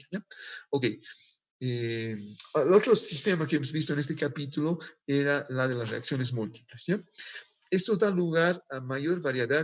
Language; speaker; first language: Spanish; native; Spanish